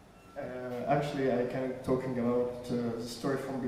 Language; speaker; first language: English; non-native, learner; Arabic